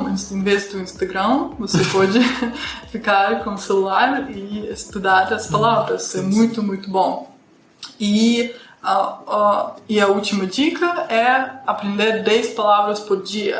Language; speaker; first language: Portuguese; non-native, fluent; Russian